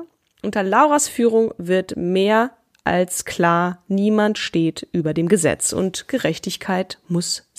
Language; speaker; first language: German; native; German